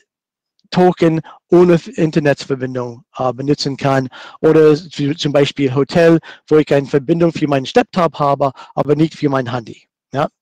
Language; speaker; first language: German; non-native, fluent; English